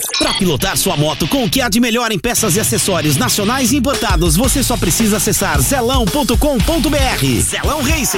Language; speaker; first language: Portuguese; native; Portuguese